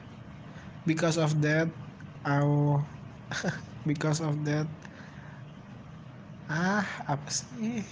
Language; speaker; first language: English; non-native, learner; Indonesian